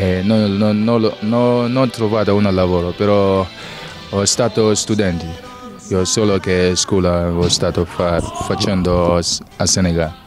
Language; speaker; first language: Italian; non-native, learner; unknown